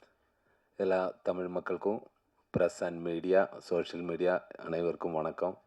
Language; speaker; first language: Tamil; non-native, learner; Malayalam